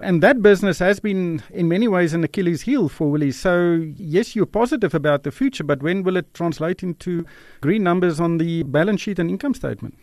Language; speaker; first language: English; non-native, local second language; Afrikaans